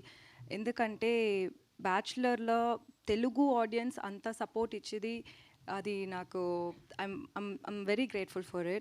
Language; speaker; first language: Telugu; non-native, learner; Tamil